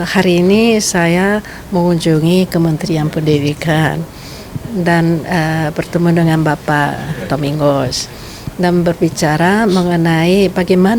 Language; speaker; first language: Indonesian; non-native, fluent; Japanese